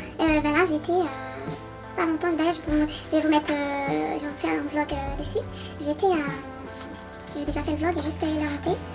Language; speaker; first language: French; non-native, local second language; Haitian Creole